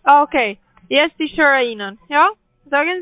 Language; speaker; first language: German; non-native, learner; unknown